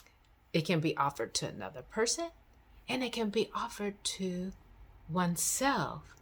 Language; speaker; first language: English; native; English